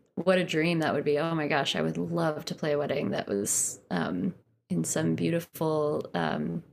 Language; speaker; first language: English; native; English